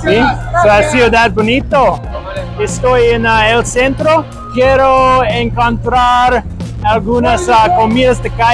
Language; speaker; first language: Spanish; non-native, learner; English